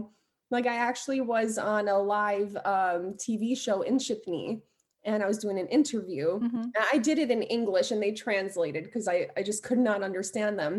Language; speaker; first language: English; early bilingual, other home language; Albanian